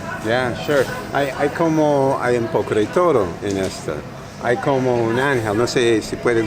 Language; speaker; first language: Spanish; non-native, fluent; English